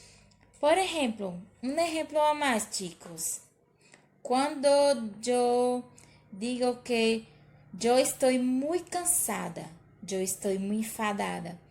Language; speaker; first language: Spanish; non-native, learner; Portuguese